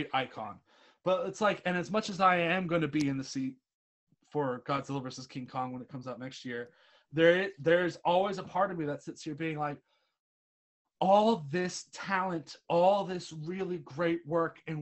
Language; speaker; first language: English; native; English